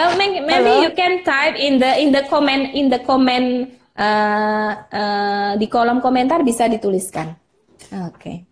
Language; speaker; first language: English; non-native, fluent; Indonesian